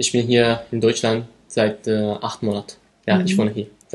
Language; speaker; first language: German; non-native, learner; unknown